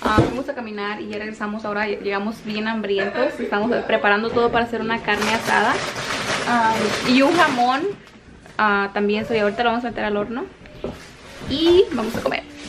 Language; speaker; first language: Spanish; early bilingual, heritage; Spanish